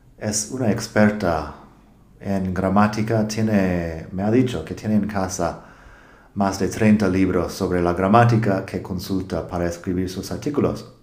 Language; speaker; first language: Spanish; non-native, fluent; English